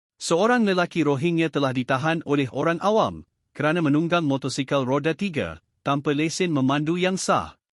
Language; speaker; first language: Malay; native; Malay